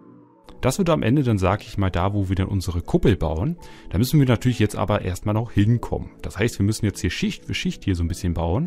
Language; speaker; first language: German; native; German